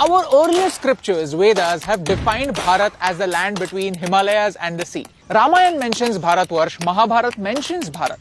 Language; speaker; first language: English; non-native, local second language; Hindi